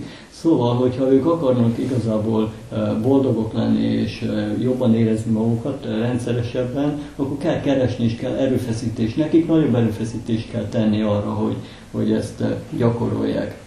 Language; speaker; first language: Hungarian; native; Hungarian